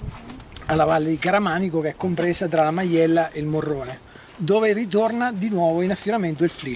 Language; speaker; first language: Italian; native; Italian